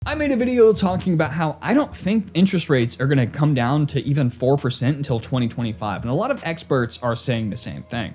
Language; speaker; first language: English; native; English